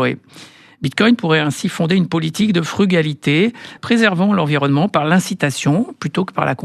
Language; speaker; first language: French; native; French